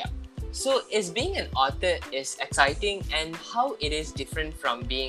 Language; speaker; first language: English; non-native, local second language; Tamil